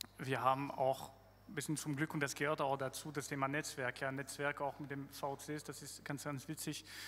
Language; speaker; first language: German; non-native, fluent; French